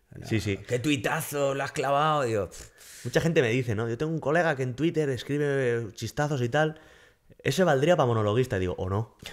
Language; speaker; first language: Spanish; native; Spanish